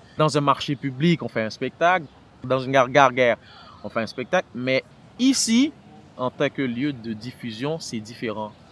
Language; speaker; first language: French; non-native, local second language; Haitian Creole